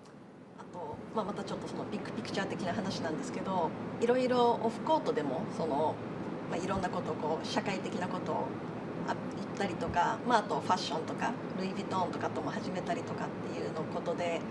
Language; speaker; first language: Japanese; native; Japanese